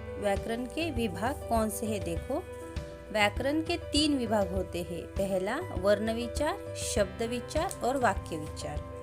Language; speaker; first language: Hindi; non-native, local second language; Marathi